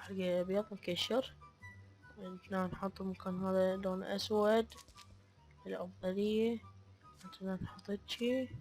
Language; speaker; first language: Arabic; native; Arabic